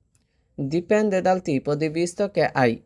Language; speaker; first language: Italian; non-native, fluent; Bangla